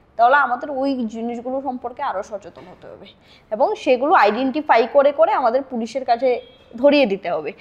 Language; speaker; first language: Bangla; native; Bangla